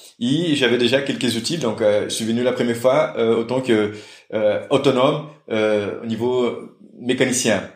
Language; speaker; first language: French; non-native, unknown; Portuguese